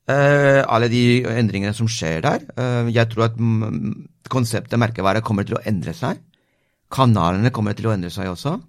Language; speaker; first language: Norwegian; non-native, fluent; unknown